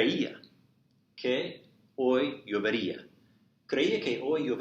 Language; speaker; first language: Spanish; non-native, fluent; English